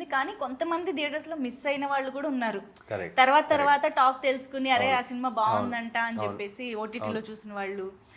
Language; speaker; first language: Telugu; native; Telugu